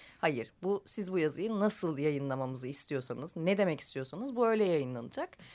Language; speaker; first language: Turkish; native; Turkish